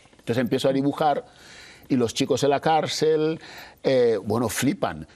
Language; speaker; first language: Spanish; non-native, local second language; Fang